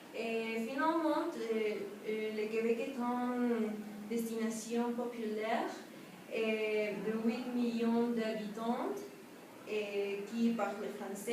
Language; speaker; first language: French; non-native, learner; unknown